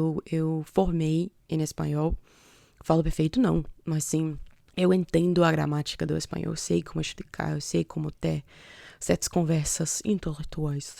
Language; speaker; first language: Portuguese; non-native, fluent; English